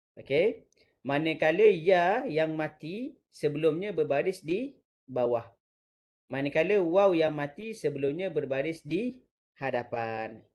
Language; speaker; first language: Malay; native; Malay